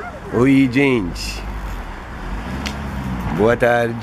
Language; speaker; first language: Portuguese; non-native, learner; Italian